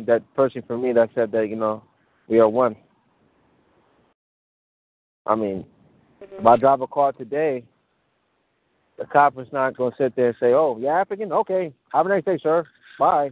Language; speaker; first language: English; early bilingual, other home language; Mandingo